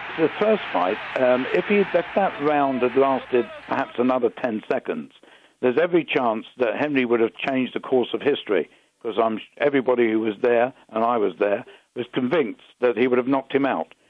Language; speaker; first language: English; native; English